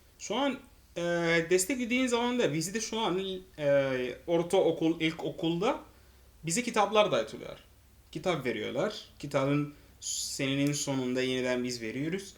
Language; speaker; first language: Turkish; non-native, fluent; Arabic